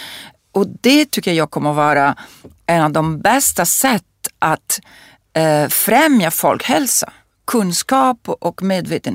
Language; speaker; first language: Swedish; non-native, fluent; Italian